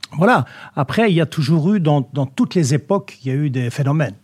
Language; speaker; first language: French; native; French